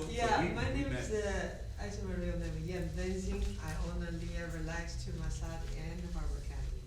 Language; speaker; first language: English; non-native, learner; Chinese